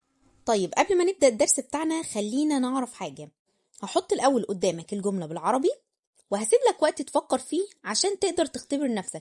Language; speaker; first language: Arabic; native; Arabic